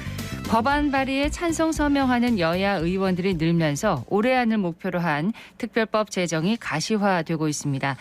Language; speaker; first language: Korean; native; Korean